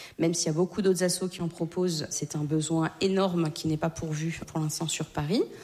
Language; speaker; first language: French; native; French